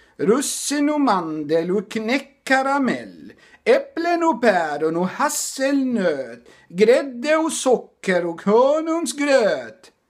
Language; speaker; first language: Swedish; non-native, fluent; Arabic